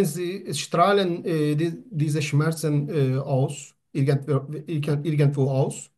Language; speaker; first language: German; non-native, learner; Turkish